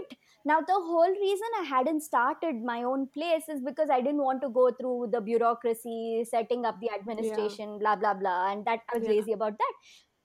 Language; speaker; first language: English; non-native, local second language; Kannada